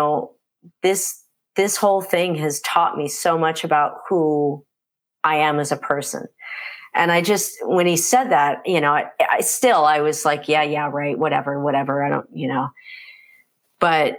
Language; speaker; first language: English; native; English